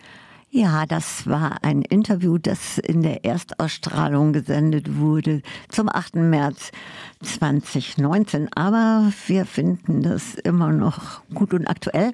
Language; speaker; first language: German; native; German